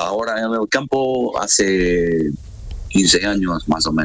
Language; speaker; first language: Spanish; non-native, learner; Portuguese